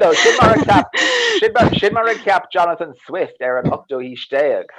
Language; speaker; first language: Irish; non-native, learner; English